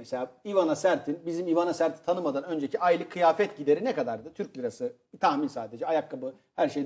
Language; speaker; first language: Turkish; native; Turkish